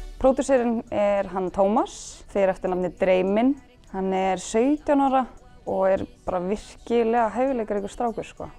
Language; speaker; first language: Icelandic; early bilingual, other home language; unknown